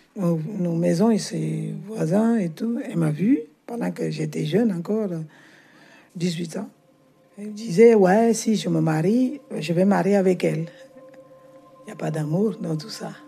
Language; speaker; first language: French; non-native, fluent; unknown